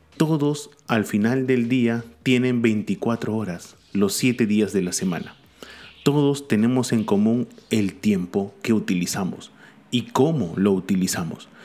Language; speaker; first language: Spanish; native; Spanish